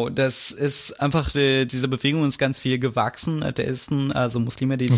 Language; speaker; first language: German; non-native, fluent; Arabic